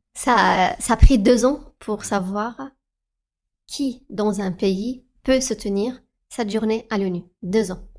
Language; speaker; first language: French; non-native, fluent; Arabic